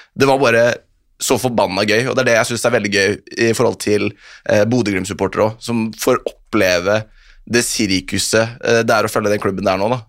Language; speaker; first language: Norwegian; native; Norwegian